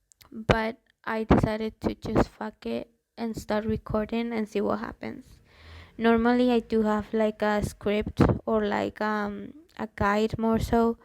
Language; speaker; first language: English; non-native, fluent; Spanish